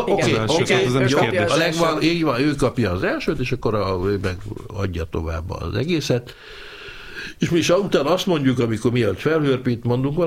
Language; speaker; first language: Hungarian; native; Hungarian